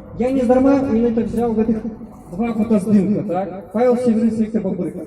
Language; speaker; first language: Belarusian; non-native, local second language; Russian